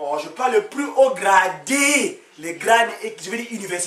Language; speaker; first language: French; non-native, local second language; Kongo